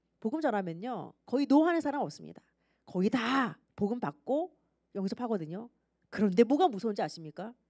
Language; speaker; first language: Korean; native; Korean